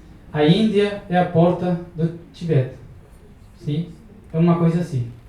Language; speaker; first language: Portuguese; non-native, learner; Spanish